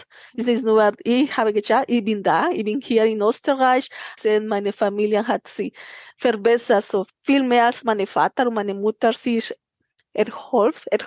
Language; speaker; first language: German; non-native, fluent; Spanish